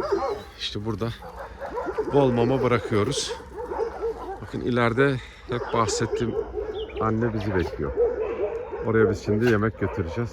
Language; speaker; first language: Turkish; native; Turkish